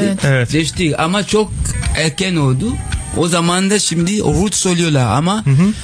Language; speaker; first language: Turkish; non-native, learner; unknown